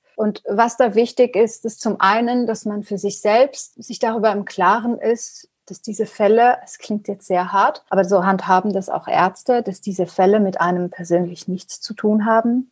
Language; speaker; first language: German; early bilingual, other home language; Persian